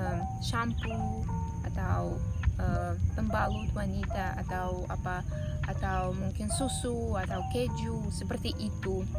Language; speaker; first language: Indonesian; non-native, fluent; Russian